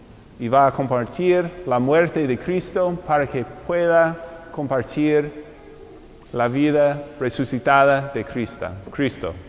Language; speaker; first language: Spanish; non-native, fluent; English